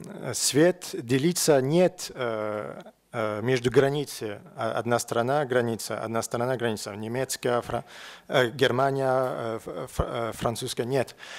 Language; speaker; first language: Russian; non-native, learner; French